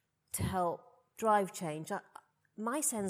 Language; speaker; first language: English; native; English